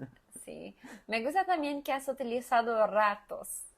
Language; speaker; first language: Spanish; non-native, fluent; Portuguese